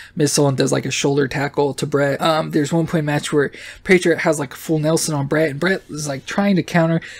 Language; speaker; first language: English; native; English